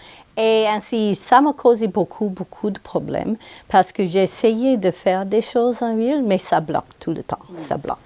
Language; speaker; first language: French; non-native, local second language; English